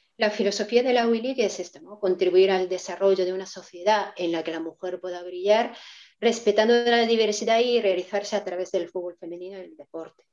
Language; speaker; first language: Spanish; non-native, fluent; Japanese